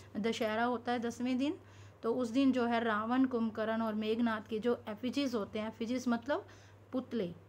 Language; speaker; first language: Hindi; non-native, local second language; Punjabi